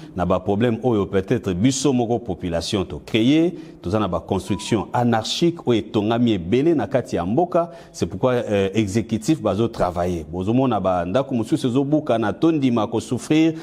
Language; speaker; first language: Lingala; native; Lingala